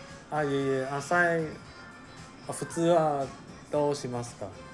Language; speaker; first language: Japanese; non-native, learner; Chinese